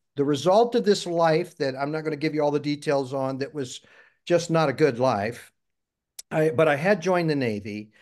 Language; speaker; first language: English; native; English